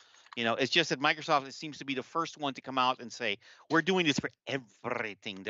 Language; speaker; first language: English; native; English